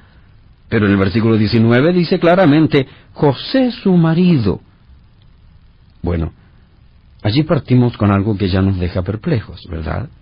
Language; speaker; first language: Spanish; native; Spanish